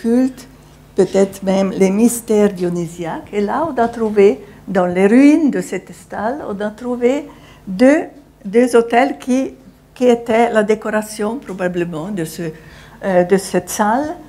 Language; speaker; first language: French; non-native, fluent; Italian